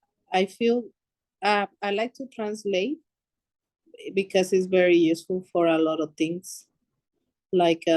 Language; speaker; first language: English; early bilingual, other home language; Spanish